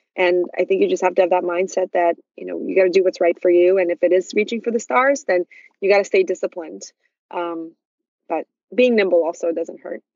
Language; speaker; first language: English; early bilingual, other home language; Russian